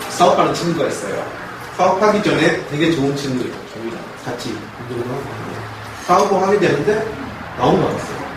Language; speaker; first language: Korean; non-native, fluent; Burmese